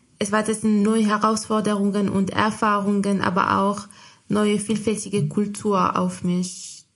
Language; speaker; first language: German; non-native, fluent; Arabic